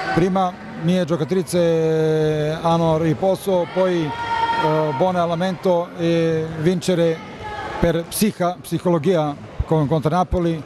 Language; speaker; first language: Italian; non-native, learner; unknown